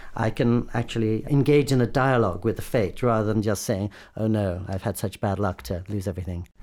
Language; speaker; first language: English; native; English